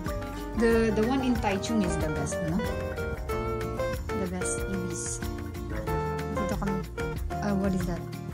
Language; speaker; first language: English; non-native, local second language; Filipino